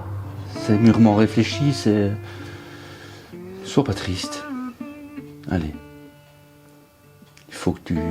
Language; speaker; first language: French; native; French